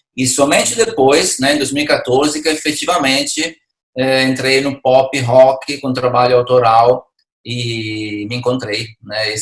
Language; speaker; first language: Portuguese; non-native, fluent; Italian